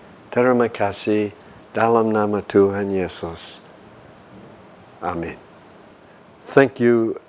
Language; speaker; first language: Indonesian; non-native, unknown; English